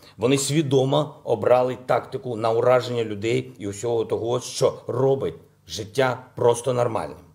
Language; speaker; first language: Ukrainian; non-native, local second language; Russian